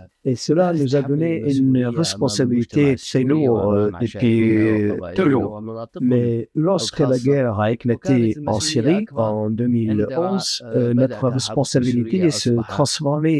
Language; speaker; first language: French; non-native, fluent; Arabic